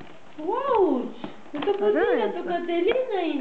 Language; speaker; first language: Greek; non-native, learner; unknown